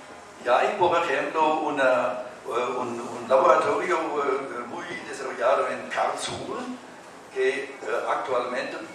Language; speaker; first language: Spanish; non-native, fluent; German